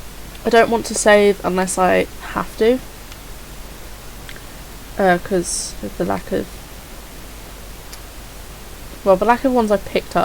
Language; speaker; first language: English; native; English